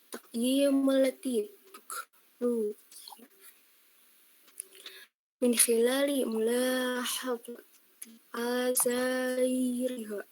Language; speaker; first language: Arabic; non-native, learner; Indonesian